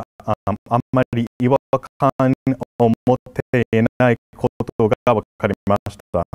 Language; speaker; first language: Japanese; non-native, fluent; English